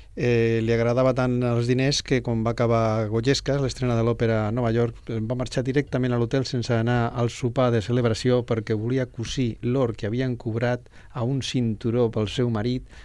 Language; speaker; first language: Catalan; non-native, local second language; Spanish